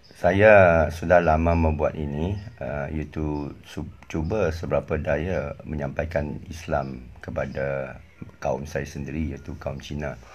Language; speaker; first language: Malay; non-native, local second language; English